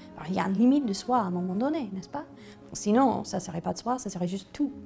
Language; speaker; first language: French; non-native, fluent; English